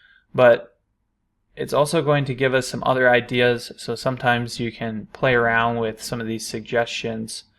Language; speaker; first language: English; native; English